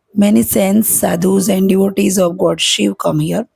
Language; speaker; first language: English; non-native, local second language; Gujarati